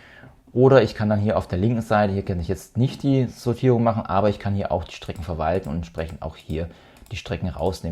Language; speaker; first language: German; native; German